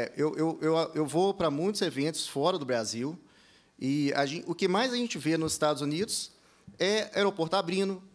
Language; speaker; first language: Portuguese; early bilingual, heritage; English